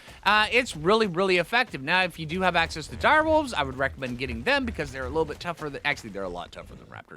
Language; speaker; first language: English; native; English